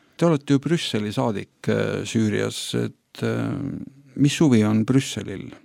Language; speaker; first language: Estonian; native; Estonian